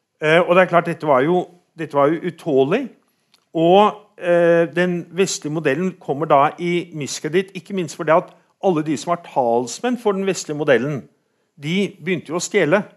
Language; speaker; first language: Norwegian; native; Norwegian